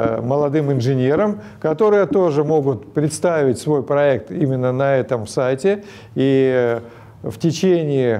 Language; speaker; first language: Russian; native; Russian